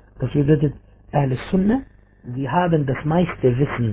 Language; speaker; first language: German; non-native, fluent; Arabic